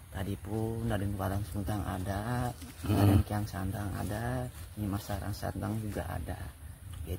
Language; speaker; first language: Indonesian; native; Indonesian